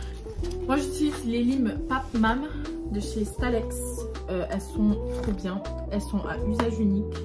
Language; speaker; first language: French; native; French